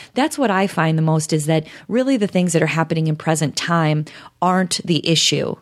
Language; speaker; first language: English; native; English